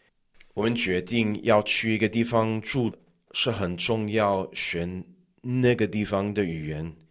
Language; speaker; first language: Chinese; non-native, learner; English